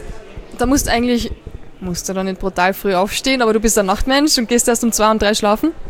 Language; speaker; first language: German; native; German